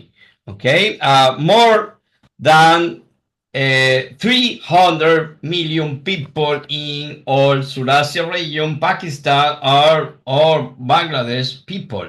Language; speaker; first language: English; non-native, learner; Spanish